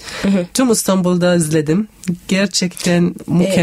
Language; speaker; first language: Turkish; non-native, learner; Arabic